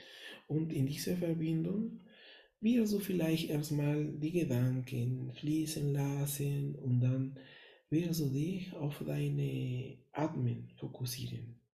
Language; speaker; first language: German; non-native, fluent; Spanish